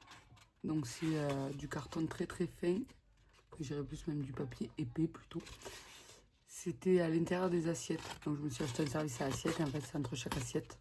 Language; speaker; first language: French; native; French